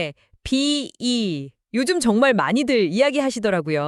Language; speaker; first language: Korean; native; Korean